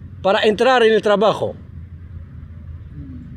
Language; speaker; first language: Spanish; non-native, learner; Arabic